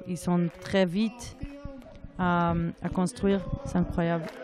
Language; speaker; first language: French; non-native, fluent; German